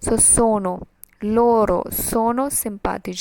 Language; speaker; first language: Italian; non-native, fluent; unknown